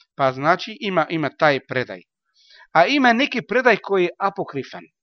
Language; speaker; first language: Bosnian; non-native, learner; Arabic